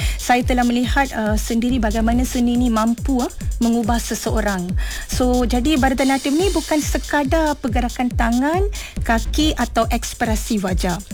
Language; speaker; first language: Malay; non-native, local second language; Tamil